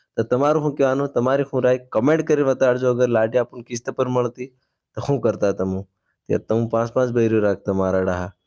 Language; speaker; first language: Gujarati; non-native, local second language; Bhili